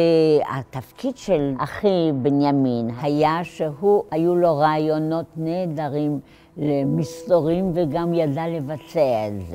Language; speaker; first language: Hebrew; non-native, fluent; Polish